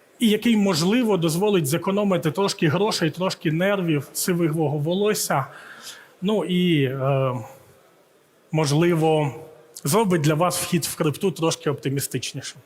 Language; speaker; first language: Ukrainian; early bilingual, heritage; Ukrainian